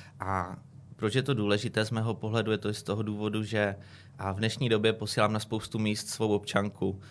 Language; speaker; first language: Czech; native; Czech